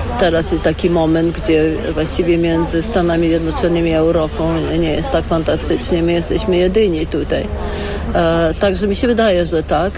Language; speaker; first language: Polish; early bilingual, heritage; Polish